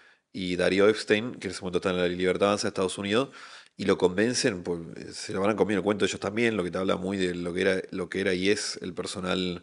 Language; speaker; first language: Spanish; native; Spanish